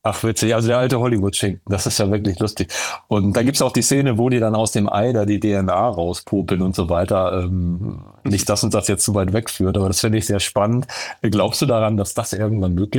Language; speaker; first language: German; native; German